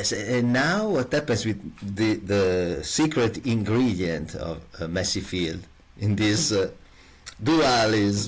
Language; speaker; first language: English; non-native, learner; Italian